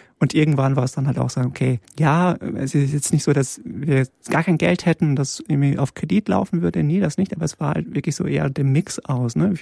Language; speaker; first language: German; early bilingual, other home language; Polish